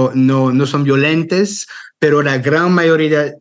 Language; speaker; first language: Spanish; non-native, fluent; French